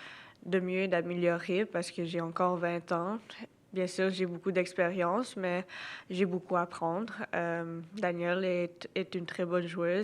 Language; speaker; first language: French; non-native, local second language; English